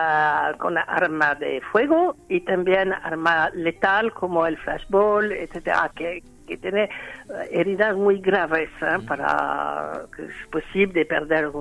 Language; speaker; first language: Spanish; non-native, learner; French